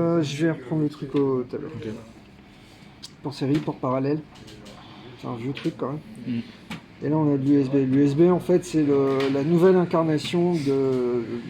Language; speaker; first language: French; native; French